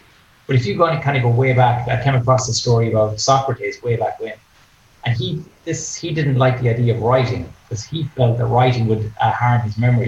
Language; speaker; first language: English; native; English